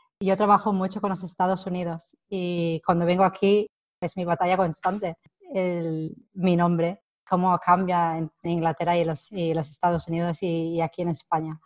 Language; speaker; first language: Spanish; non-native, fluent; English